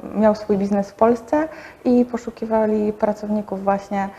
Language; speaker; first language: Polish; native; Polish